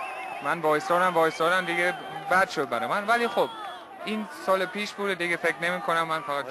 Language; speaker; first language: Persian; early bilingual, heritage; Persian